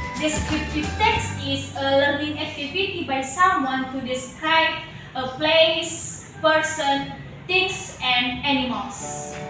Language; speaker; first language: English; non-native, learner; Indonesian